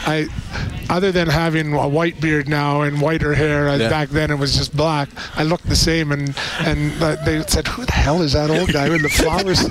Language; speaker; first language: English; native; English